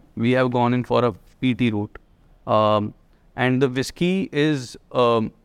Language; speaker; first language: English; non-native, local second language; Hindi